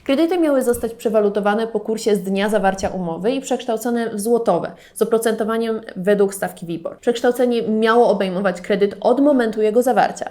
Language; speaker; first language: Polish; native; Polish